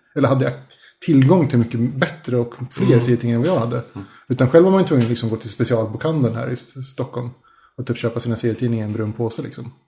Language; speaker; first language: Swedish; early bilingual, other home language; Spanish